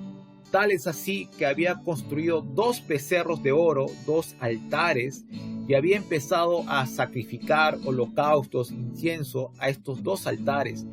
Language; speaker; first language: Spanish; native; Spanish